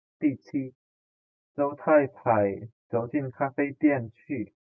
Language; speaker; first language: Chinese; non-native, fluent; Indonesian